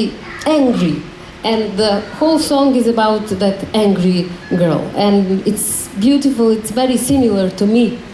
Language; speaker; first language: English; non-native, learner; Macedonian